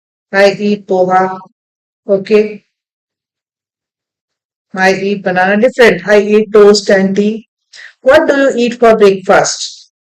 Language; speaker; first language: English; non-native, local second language; Hindi